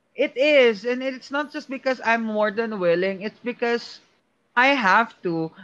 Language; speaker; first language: English; non-native, local second language; Filipino